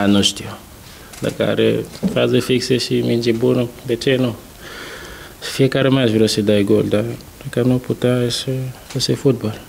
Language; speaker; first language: Romanian; non-native, learner; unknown